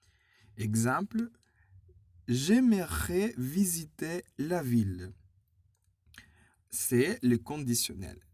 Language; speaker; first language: French; non-native, fluent; Spanish